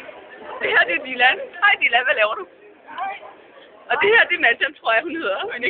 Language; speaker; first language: Danish; early bilingual, other home language; Turkish